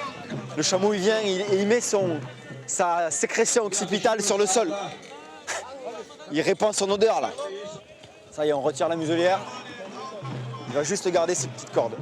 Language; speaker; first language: French; native; French